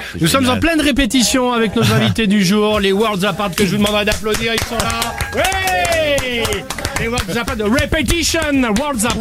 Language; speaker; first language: French; native; French